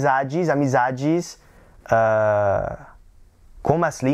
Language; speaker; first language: Portuguese; non-native, learner; English